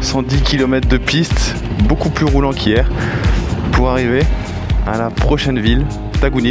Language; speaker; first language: French; native; French